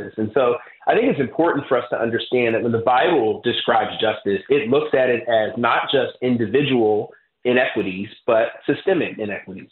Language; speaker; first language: English; native; English